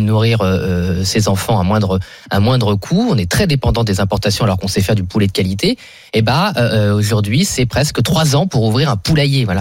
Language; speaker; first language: French; native; French